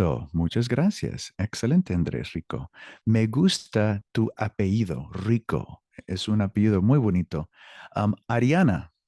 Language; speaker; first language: Spanish; non-native, fluent; English